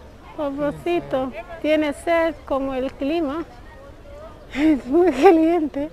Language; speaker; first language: Spanish; non-native, learner; Somali